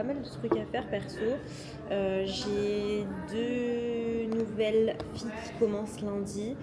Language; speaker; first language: French; native; French